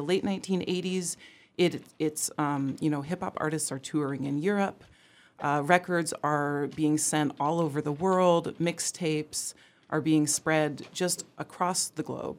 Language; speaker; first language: English; native; English